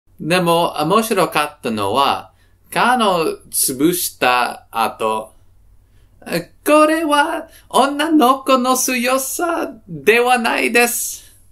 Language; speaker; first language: Japanese; non-native, learner; English